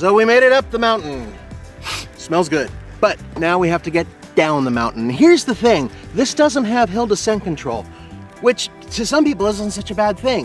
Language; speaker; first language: English; native; English